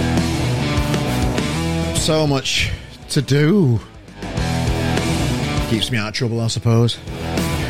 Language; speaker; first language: English; native; English